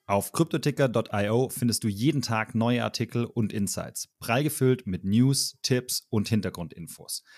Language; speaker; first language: German; native; German